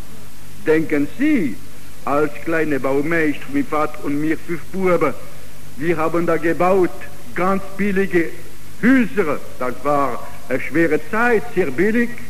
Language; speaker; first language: German; non-native, fluent; Italian